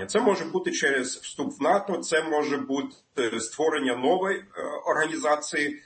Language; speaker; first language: Ukrainian; non-native, fluent; German